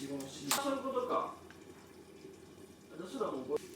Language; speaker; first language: Japanese; native; Japanese